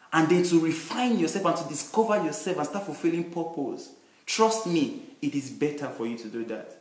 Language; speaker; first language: English; non-native, local second language; Yoruba